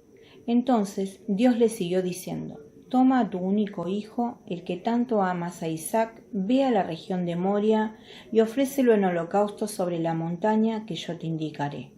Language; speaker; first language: Spanish; native; Spanish